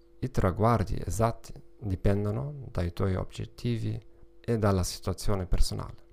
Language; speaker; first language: Italian; non-native, learner; German